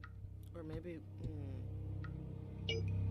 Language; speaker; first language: English; native; English